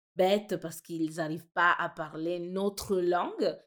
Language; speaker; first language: French; non-native, fluent; Gujarati